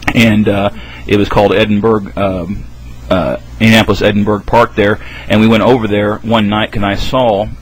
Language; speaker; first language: English; native; English